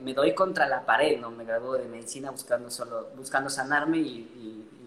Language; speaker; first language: Spanish; native; Spanish